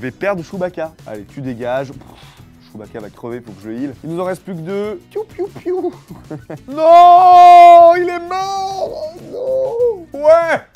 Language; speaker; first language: French; native; French